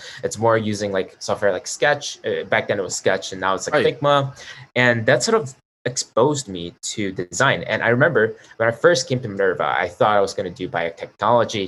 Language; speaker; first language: English; non-native, local second language; Chinese